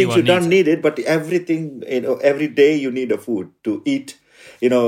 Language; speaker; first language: English; non-native, local second language; Nepali